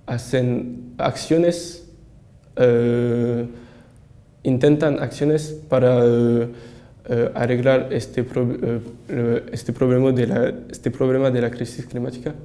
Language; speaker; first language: Spanish; non-native, learner; French